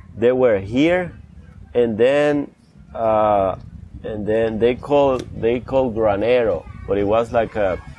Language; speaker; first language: English; early bilingual, other home language; Spanish